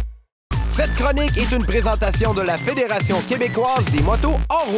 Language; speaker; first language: French; native; French